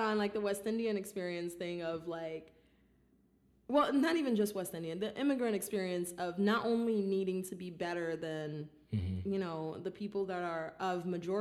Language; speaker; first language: English; early bilingual, other home language; Haitian Creole